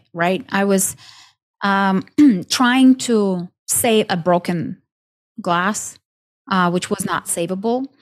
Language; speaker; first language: English; non-native, fluent; Ukrainian